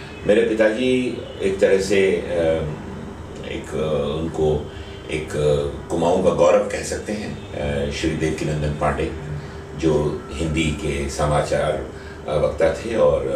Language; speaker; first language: Hindi; native; Hindi